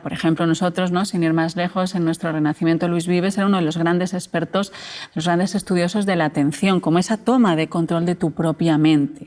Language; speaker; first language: Spanish; native; Spanish